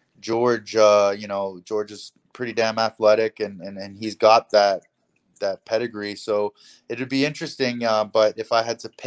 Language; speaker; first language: English; native; English